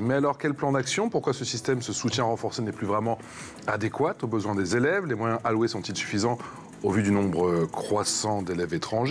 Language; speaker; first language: French; native; French